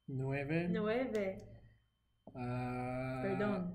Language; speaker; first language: Spanish; non-native, learner; English